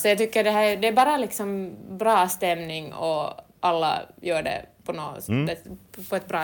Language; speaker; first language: Swedish; native; Swedish